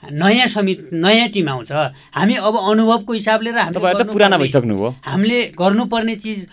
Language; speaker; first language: Nepali; native; Nepali